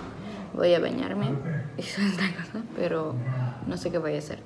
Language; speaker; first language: Spanish; non-native, fluent; French